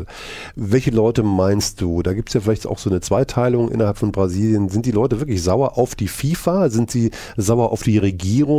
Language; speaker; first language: German; native; German